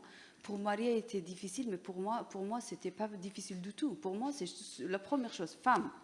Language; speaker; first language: French; non-native, learner; Persian